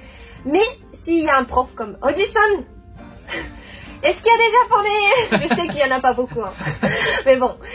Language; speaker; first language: French; non-native, fluent; Japanese